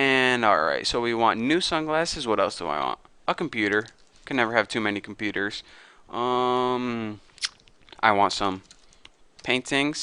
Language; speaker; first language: English; native; English